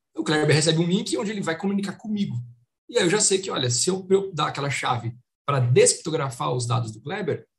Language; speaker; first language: Portuguese; native; Portuguese